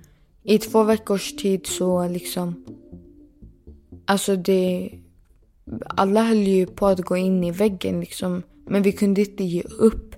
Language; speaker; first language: Swedish; early bilingual, other home language; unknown